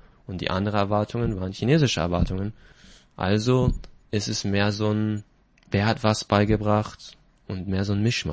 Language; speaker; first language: German; native; German